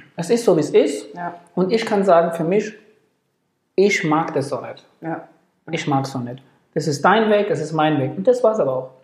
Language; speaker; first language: German; native; German